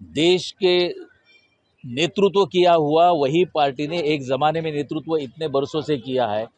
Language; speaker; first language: Hindi; non-native, local second language; Marathi